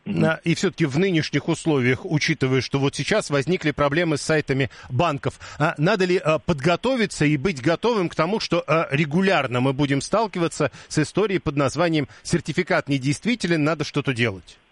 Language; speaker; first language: Russian; native; Russian